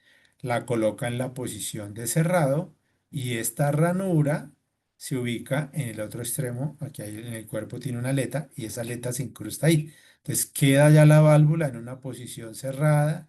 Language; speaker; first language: Spanish; native; Spanish